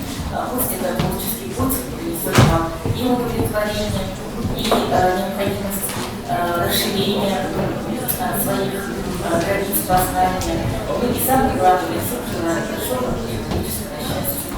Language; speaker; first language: Russian; native; Russian